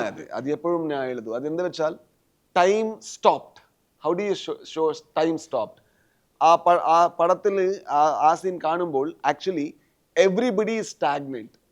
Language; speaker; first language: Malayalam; non-native, learner; Tulu